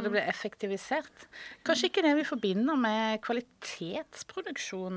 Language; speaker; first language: Norwegian; native; Norwegian